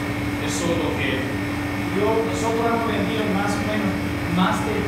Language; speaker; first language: Spanish; non-native, learner; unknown